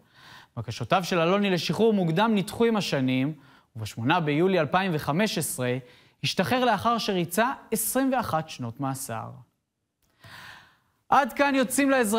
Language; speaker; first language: Hebrew; native; Hebrew